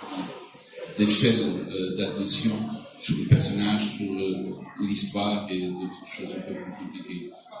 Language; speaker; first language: French; non-native, fluent; Portuguese